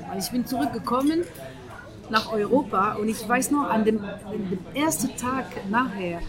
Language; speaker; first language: German; non-native, fluent; French